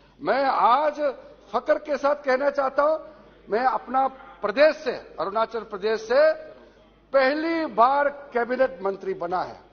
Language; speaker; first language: Hindi; non-native, local second language; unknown